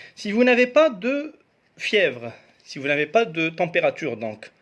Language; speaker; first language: French; non-native, local second language; Arabic